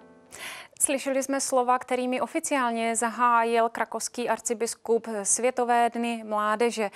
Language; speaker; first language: Czech; native; Czech